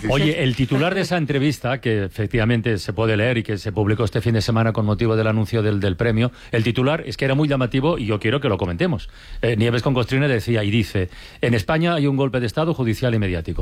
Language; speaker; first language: Spanish; native; Spanish